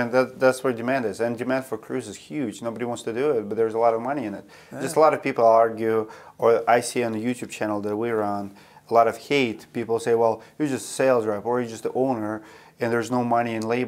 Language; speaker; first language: English; non-native, fluent; Russian